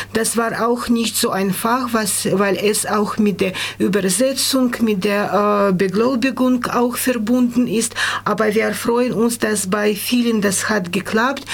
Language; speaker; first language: German; non-native, fluent; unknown